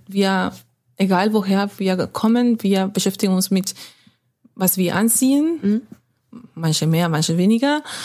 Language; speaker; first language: German; non-native, fluent; Spanish